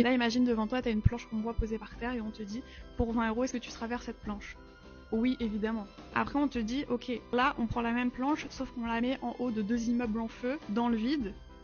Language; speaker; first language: French; native; French